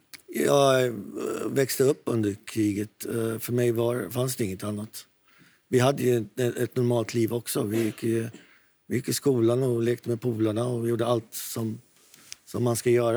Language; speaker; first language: Swedish; non-native, fluent; Arabic